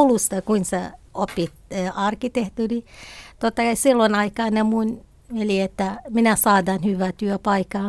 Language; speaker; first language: Finnish; non-native, learner; Kurdish